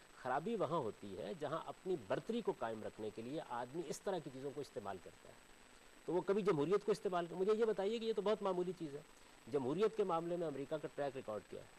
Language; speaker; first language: Urdu; non-native, local second language; Punjabi